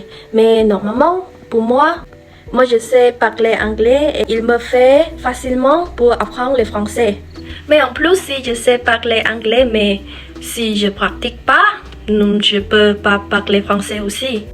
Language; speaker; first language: French; non-native, learner; Khmer